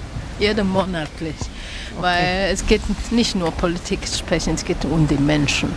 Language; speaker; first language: German; non-native, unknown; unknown